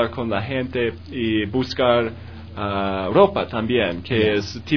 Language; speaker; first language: Spanish; non-native, learner; English